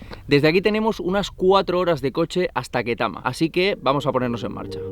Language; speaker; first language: Spanish; native; Spanish